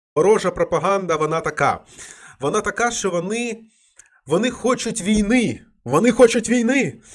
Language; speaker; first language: Ukrainian; non-native, local second language; Russian